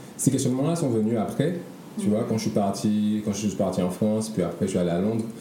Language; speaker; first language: French; native; French